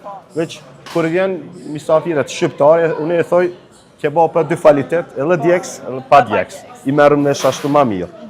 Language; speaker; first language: Albanian; early bilingual, heritage; Turkish